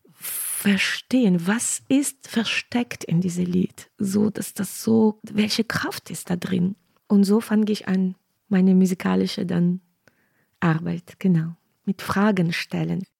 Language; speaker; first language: German; non-native, fluent; Ukrainian